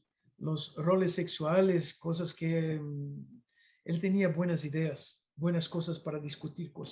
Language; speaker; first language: Spanish; non-native, fluent; Portuguese